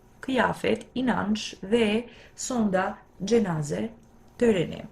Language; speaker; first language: Turkish; non-native, fluent; Albanian